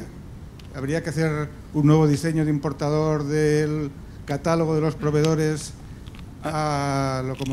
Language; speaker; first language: Spanish; native; Spanish